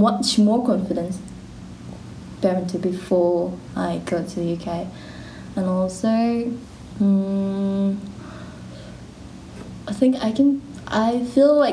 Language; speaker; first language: English; non-native, learner; Japanese